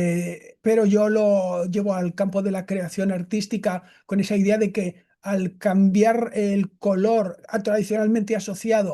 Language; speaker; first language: Spanish; native; Spanish